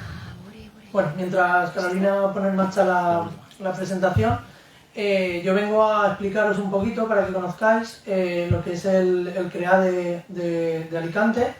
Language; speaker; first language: Spanish; native; Spanish